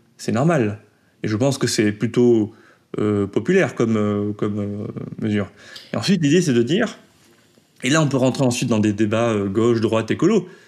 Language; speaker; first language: French; native; French